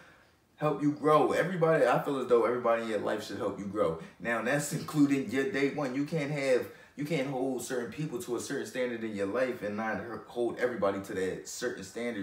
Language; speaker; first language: English; native; English